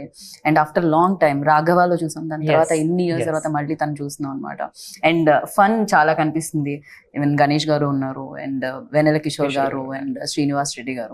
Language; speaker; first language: Telugu; native; Telugu